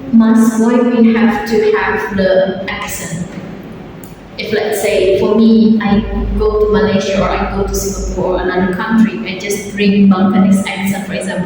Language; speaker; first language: English; non-native, fluent; Indonesian